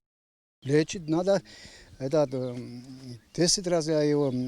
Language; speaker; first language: Russian; non-native, local second language; Mingrelian